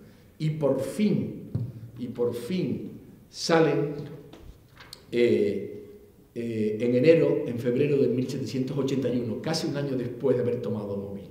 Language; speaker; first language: Spanish; native; Spanish